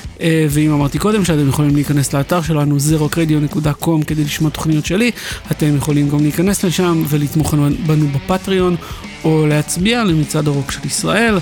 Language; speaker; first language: Hebrew; native; Hebrew